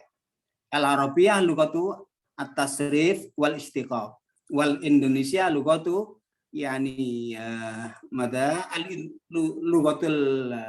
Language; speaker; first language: Arabic; non-native, fluent; Indonesian